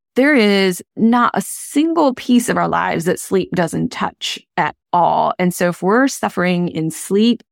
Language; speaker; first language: English; non-native, local second language; Hindi